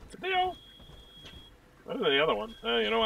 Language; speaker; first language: English; native; English